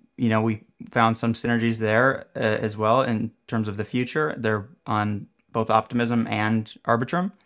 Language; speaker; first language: English; native; English